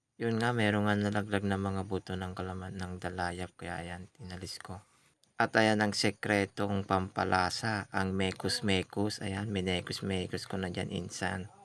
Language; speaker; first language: Filipino; non-native, local second language; Iloko